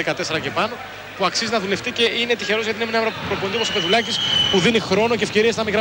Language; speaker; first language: Greek; native; Greek